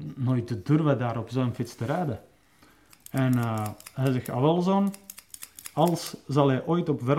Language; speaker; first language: Dutch; non-native, fluent; Czech